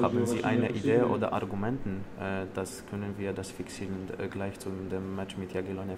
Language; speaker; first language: German; non-native, learner; Polish